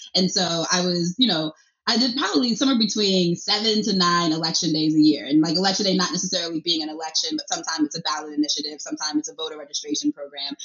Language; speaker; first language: English; early bilingual, other home language; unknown